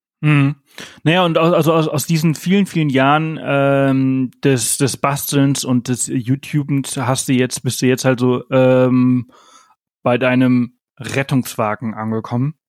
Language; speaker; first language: German; native; German